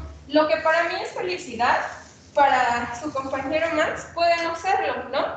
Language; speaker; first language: Spanish; native; Spanish